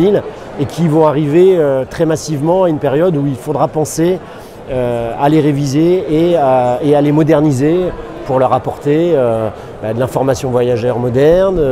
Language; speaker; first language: French; native; French